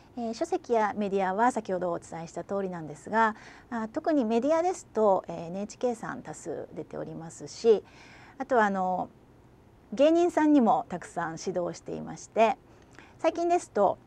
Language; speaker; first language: Japanese; native; Japanese